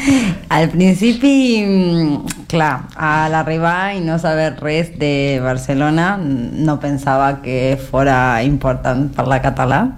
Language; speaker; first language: Catalan; non-native, learner; Spanish